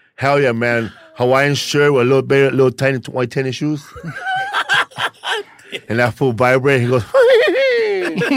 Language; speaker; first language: English; early bilingual, other home language; Spanish